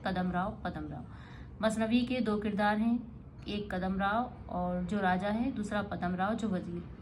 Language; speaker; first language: Urdu; native; Urdu